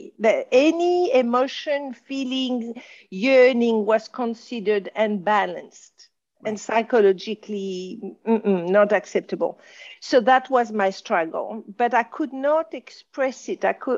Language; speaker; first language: English; non-native, fluent; French